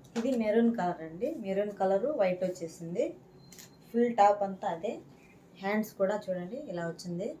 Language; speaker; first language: Telugu; native; Telugu